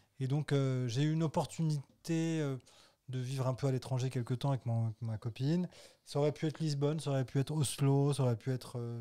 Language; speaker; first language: French; native; French